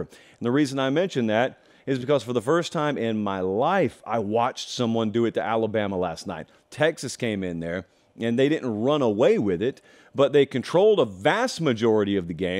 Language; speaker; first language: English; native; English